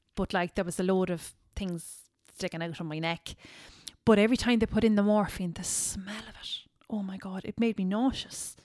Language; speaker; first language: English; native; English